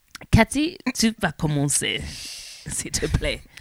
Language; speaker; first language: French; non-native, learner; English